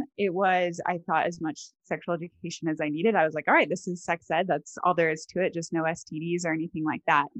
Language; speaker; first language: English; native; English